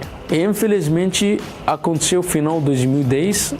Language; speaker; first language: Portuguese; non-native, learner; Arabic